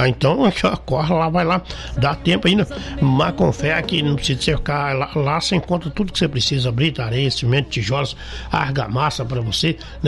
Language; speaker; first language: Portuguese; native; Portuguese